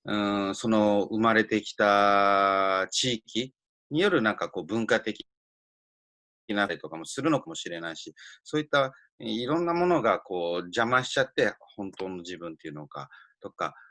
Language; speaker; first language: Japanese; native; Japanese